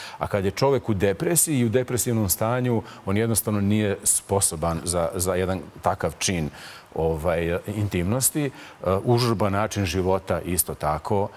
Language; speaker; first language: Bosnian; native; Bosnian